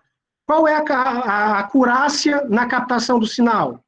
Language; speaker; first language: Portuguese; native; Portuguese